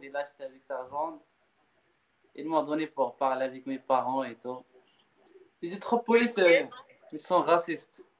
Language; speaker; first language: French; non-native, learner; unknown